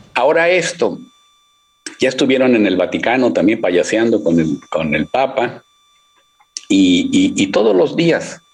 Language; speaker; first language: Spanish; native; Spanish